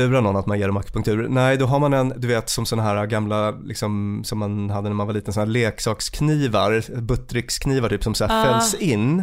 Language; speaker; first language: Swedish; native; Swedish